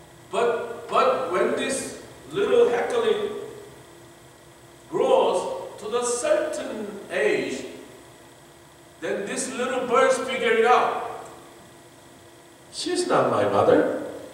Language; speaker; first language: English; non-native, fluent; Korean